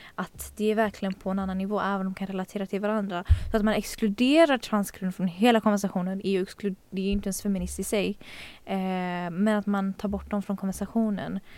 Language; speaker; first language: Swedish; native; Swedish